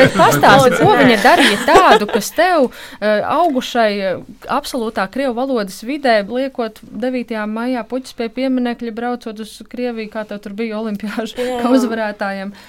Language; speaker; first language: Latvian; non-native, local second language; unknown